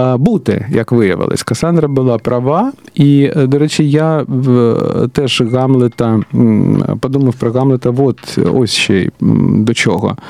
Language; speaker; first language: Ukrainian; non-native, local second language; Russian